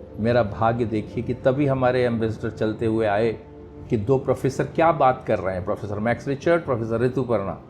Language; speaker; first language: Hindi; native; Hindi